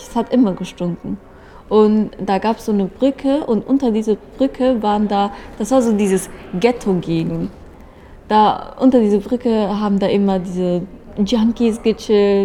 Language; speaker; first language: German; early bilingual, other home language; Persian